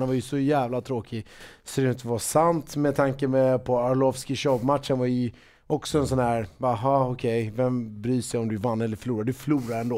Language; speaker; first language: Swedish; native; Swedish